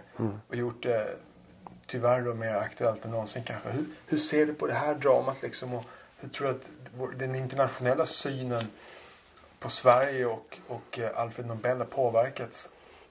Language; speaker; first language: Swedish; native; Swedish